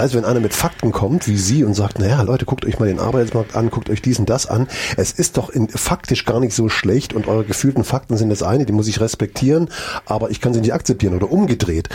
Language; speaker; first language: German; native; German